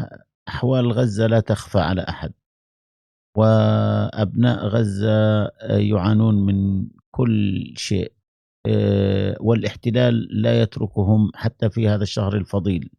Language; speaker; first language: Arabic; native; Arabic